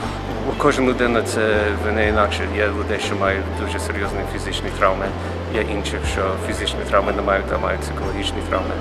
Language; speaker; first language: Ukrainian; early bilingual, heritage; English